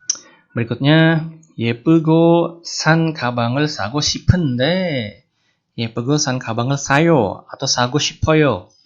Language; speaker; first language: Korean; non-native, fluent; Indonesian